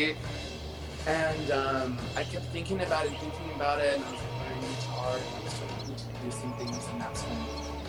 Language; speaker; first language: English; native; English